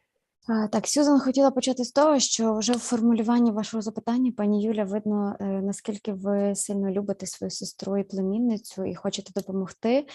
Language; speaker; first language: Ukrainian; native; Ukrainian